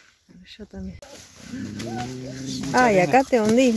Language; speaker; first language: Spanish; native; Spanish